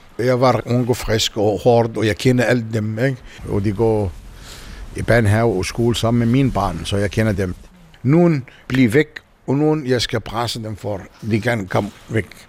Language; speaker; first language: Danish; non-native, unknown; Arabic